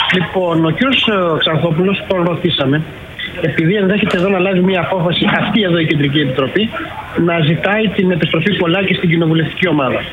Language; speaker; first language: Greek; native; Greek